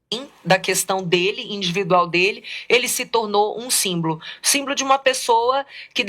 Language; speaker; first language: Portuguese; native; Portuguese